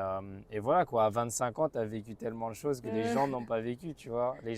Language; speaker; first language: French; native; French